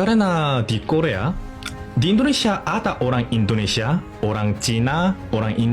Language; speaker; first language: Indonesian; non-native, learner; Korean